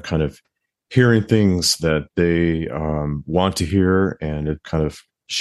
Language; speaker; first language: English; native; English